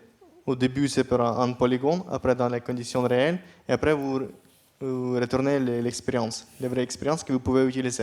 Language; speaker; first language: French; non-native, fluent; Ukrainian